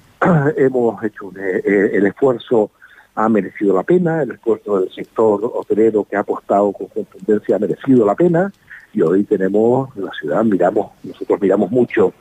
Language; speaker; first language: Spanish; native; Spanish